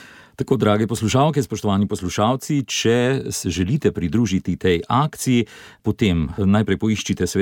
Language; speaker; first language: Slovenian; native; Slovenian